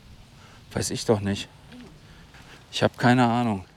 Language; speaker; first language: German; native; German